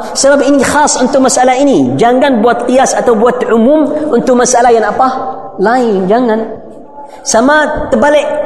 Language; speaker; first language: Malay; non-native, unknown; Arabic